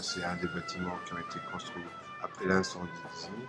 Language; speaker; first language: French; non-native, fluent; Turkish